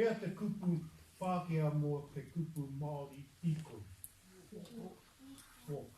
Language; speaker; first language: Māori; non-native, local second language; English